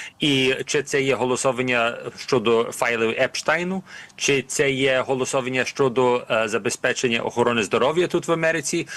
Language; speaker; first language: Ukrainian; early bilingual, heritage; Ukrainian